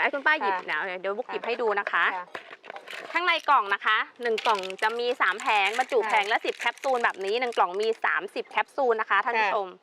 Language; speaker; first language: Thai; native; Thai